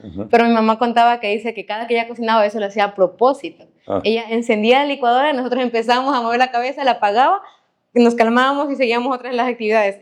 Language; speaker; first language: Spanish; native; Spanish